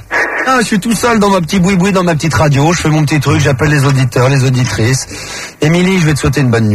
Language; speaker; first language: French; native; French